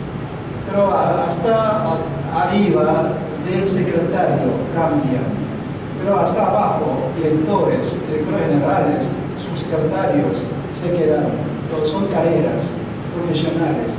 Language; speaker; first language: Spanish; non-native, learner; Korean